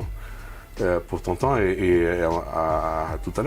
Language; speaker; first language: French; non-native, fluent; Spanish